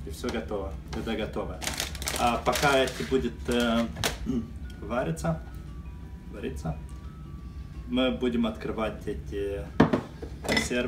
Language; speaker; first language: Russian; non-native, fluent; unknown